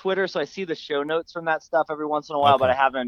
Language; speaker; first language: English; native; English